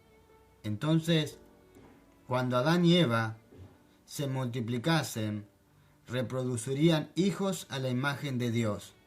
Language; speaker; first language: Spanish; non-native, fluent; French